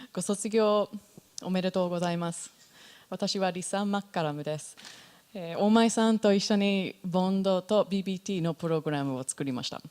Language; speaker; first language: Japanese; non-native, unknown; English